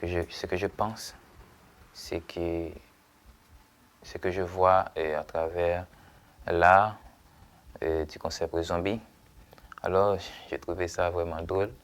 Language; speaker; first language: French; non-native, local second language; Haitian Creole